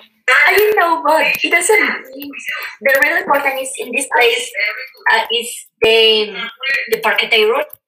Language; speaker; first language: English; non-native, learner; Spanish